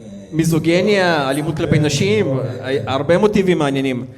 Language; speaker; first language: Hebrew; native; Hebrew